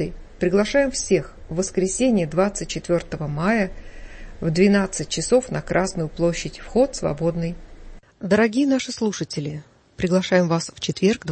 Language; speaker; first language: Russian; native; Russian